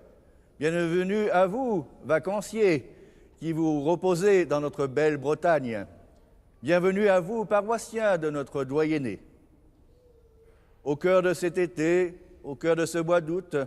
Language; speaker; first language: French; native; French